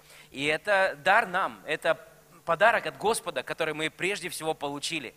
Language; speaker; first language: Russian; native; Russian